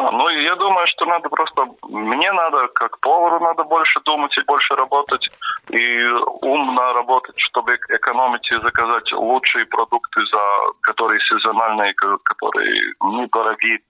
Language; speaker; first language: Russian; non-native, local second language; Latvian